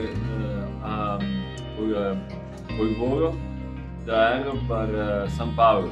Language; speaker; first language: Spanish; non-native, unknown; Italian